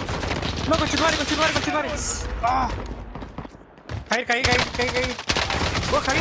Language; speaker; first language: Spanish; native; Spanish